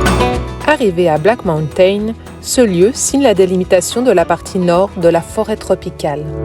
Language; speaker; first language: French; native; French